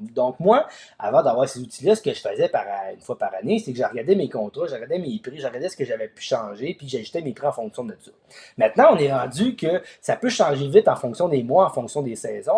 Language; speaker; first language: French; native; French